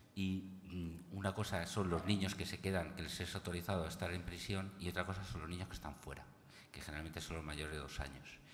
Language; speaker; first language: Spanish; native; Spanish